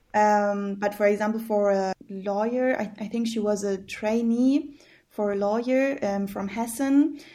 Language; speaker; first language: English; early bilingual, heritage; German